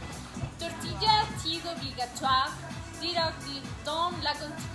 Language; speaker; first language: French; non-native, learner; Spanish